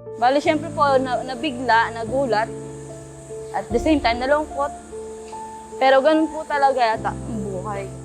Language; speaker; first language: Filipino; native; Filipino